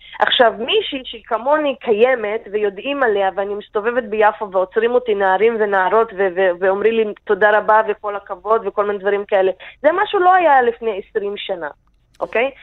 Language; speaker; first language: Hebrew; non-native, local second language; Arabic